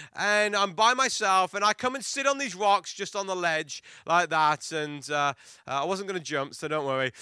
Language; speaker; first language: English; native; English